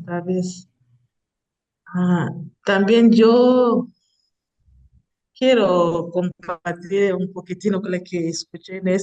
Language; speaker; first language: Spanish; non-native, learner; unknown